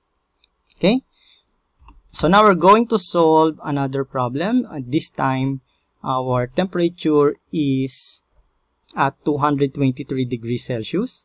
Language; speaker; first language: English; non-native, local second language; Filipino